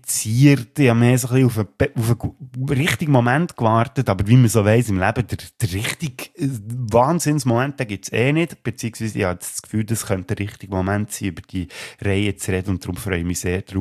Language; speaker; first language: German; native; German